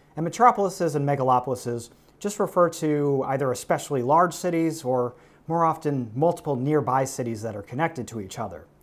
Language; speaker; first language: English; native; English